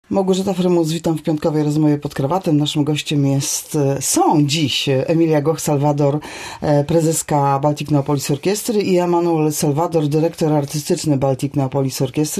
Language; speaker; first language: Polish; native; Polish